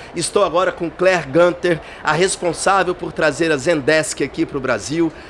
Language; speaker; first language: Portuguese; native; Portuguese